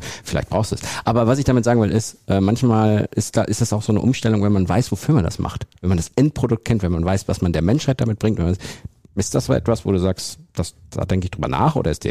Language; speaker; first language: German; native; German